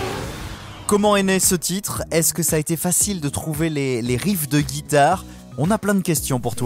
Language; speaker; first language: French; native; French